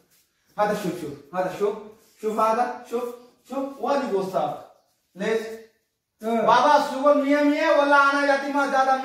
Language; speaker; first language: Arabic; non-native, learner; Hindi